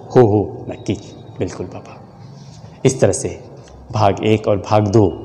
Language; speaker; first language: Hindi; non-native, local second language; Marathi